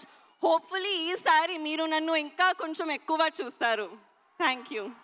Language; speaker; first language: Telugu; non-native, learner; Hindi